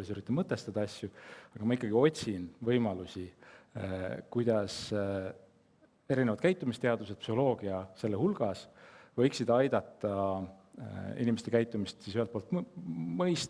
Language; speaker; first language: Estonian; native; Estonian